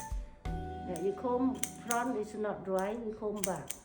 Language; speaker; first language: English; non-native, learner; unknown